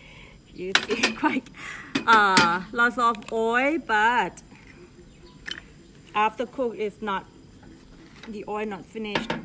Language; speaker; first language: English; non-native, learner; Thai